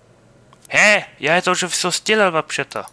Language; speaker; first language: Russian; early bilingual, heritage; Russian